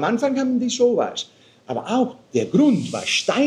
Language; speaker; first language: German; non-native, fluent; Spanish